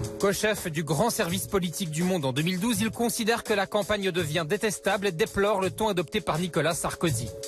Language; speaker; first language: French; native; French